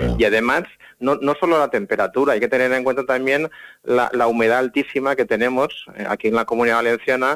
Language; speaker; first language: Spanish; native; Spanish